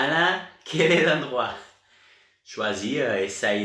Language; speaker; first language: French; non-native, learner; Portuguese